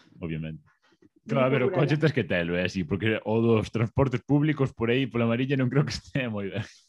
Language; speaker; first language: Galician; non-native, local second language; Spanish